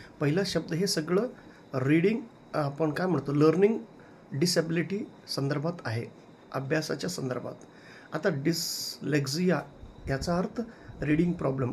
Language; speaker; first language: Marathi; non-native, local second language; Kannada